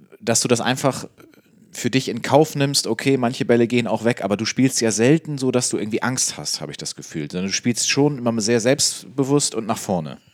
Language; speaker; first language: German; native; German